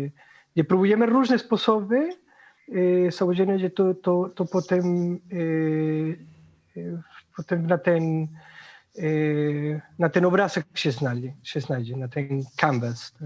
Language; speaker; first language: Polish; non-native, fluent; Spanish